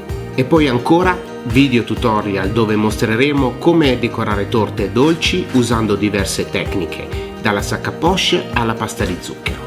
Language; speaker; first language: Italian; native; Italian